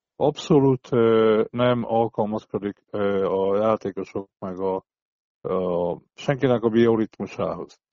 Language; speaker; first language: Hungarian; native; Hungarian